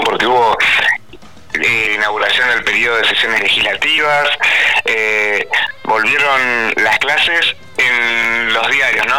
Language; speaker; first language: Spanish; native; Spanish